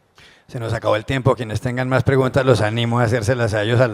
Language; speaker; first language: Spanish; native; Spanish